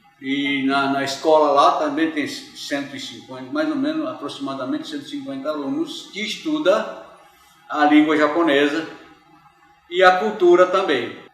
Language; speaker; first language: Portuguese; early bilingual, other home language; Japanese